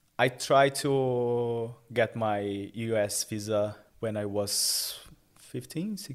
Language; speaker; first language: English; non-native, learner; Portuguese